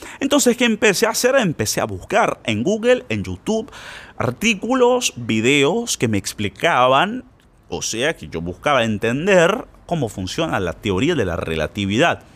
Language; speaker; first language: Spanish; non-native, fluent; Portuguese